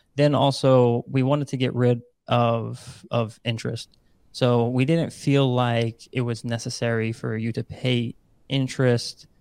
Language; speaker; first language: English; non-native, fluent; Dutch